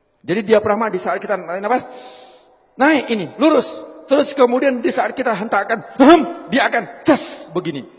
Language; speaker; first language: Indonesian; native; Indonesian